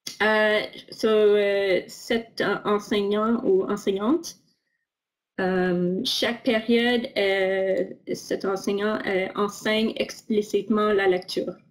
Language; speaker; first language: French; non-native, fluent; English